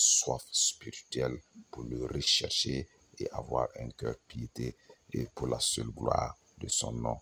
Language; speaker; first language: French; non-native, local second language; Mossi